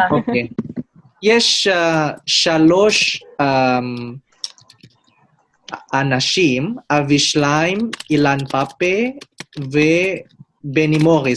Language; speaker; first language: Hebrew; non-native, learner; Indonesian